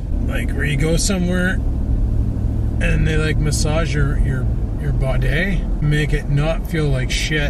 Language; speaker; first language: English; native; English